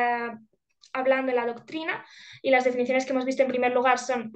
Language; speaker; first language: Spanish; native; Spanish